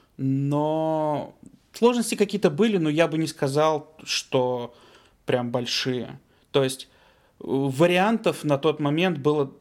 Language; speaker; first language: Russian; native; Russian